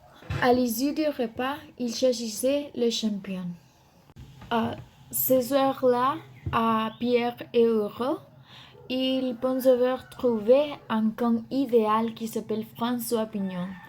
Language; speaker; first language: French; non-native, learner; Spanish